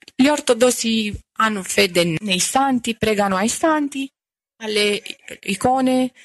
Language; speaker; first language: Italian; non-native, fluent; Romanian